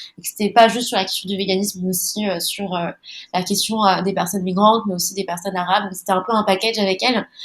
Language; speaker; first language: French; early bilingual, other home language; Malagasy